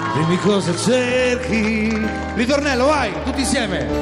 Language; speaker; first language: Italian; non-native, fluent; Albanian